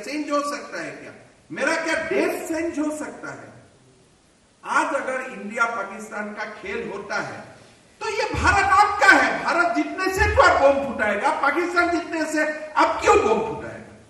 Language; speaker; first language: Hindi; non-native, local second language; Assamese